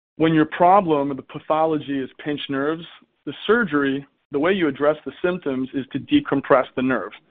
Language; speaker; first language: English; native; English